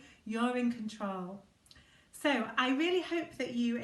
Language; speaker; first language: English; native; English